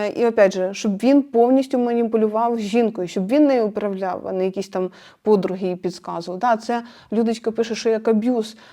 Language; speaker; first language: Ukrainian; non-native, local second language; Russian